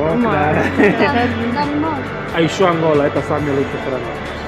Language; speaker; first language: Russian; non-native, fluent; Portuguese